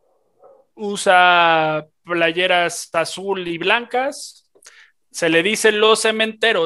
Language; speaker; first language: Spanish; native; Spanish